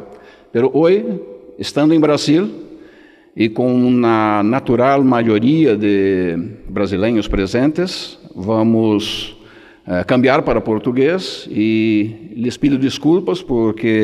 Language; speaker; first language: Spanish; non-native, fluent; Portuguese